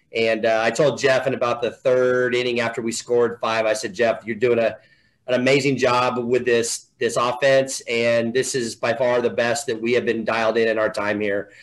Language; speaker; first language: English; native; English